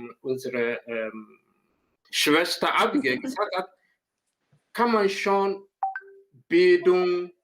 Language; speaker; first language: German; non-native, learner; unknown